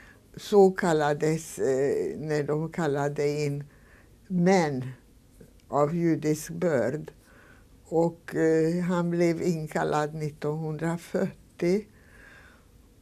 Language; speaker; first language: Swedish; non-native, fluent; Hungarian